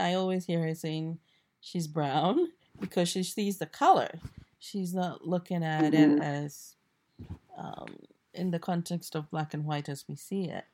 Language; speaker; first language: English; non-native, local second language; Akan